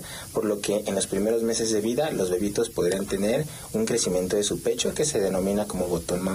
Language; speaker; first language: Spanish; native; Spanish